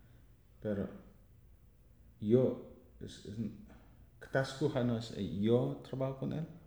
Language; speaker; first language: Spanish; non-native, learner; English